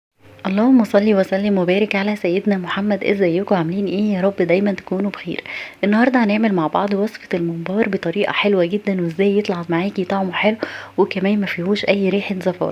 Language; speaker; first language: Arabic; native; Arabic